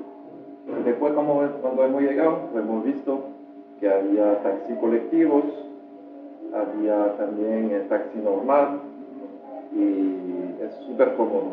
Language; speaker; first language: Spanish; non-native, fluent; French